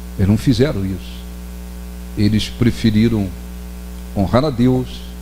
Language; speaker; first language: Portuguese; native; Portuguese